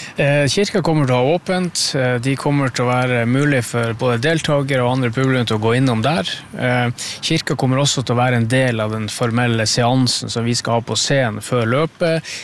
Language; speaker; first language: Norwegian; native; Norwegian